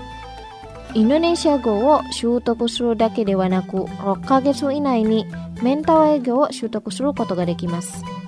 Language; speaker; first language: Japanese; non-native, fluent; Indonesian